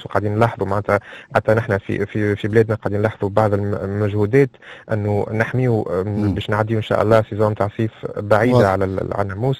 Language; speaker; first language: Arabic; native; Arabic